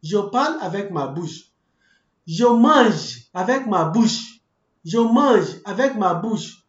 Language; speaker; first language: French; non-native, fluent; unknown